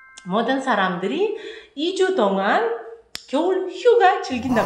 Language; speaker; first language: Korean; non-native, fluent; Russian